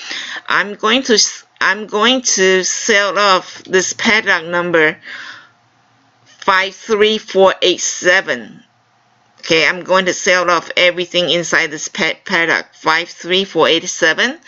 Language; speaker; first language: English; non-native, fluent; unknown